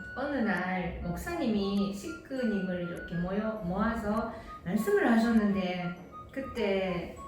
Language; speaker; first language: Korean; non-native, fluent; Japanese